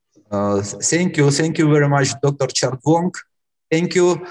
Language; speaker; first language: English; non-native, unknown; Russian